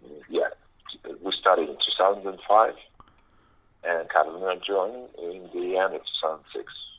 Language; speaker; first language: English; non-native, fluent; Ukrainian